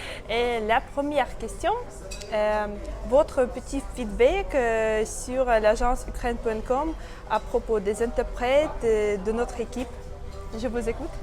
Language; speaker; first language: French; non-native, fluent; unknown